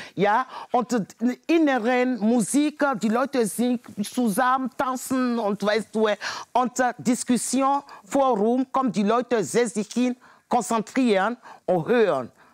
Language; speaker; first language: German; non-native, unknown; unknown